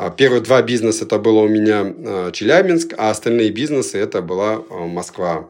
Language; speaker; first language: Russian; early bilingual, other home language; Georgian